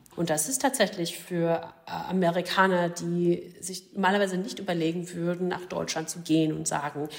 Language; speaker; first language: German; non-native, fluent; English